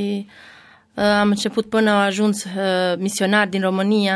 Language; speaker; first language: Romanian; non-native, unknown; Albanian